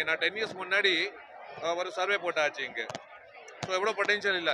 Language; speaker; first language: Tamil; non-native, learner; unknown